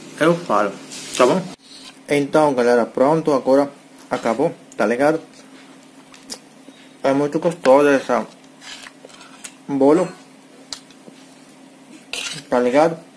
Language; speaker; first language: Portuguese; non-native, learner; Hindi